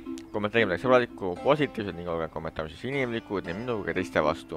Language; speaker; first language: Estonian; native; Estonian